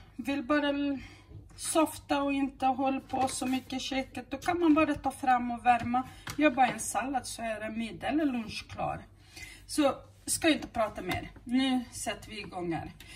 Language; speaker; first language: Swedish; native; Swedish